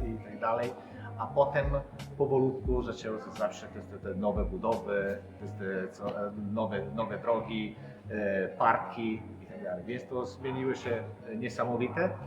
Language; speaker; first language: Polish; non-native, fluent; Italian